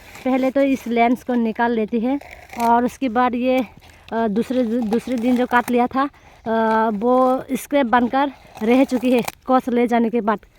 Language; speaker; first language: Hindi; non-native, local second language; Kok Borok